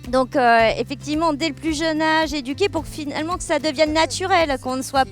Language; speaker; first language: French; native; French